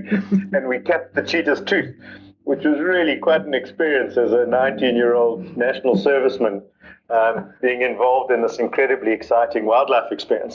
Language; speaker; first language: English; native; English